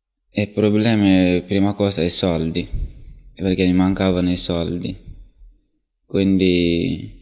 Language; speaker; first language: Italian; non-native, learner; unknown